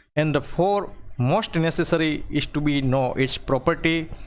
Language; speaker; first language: English; non-native, local second language; Gujarati